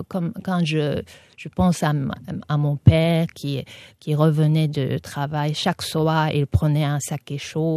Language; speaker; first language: French; non-native, fluent; Japanese